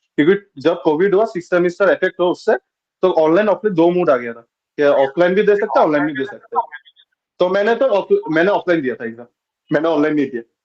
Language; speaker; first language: Hindi; non-native, local second language; Bangla